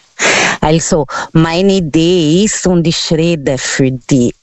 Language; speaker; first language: German; non-native, learner; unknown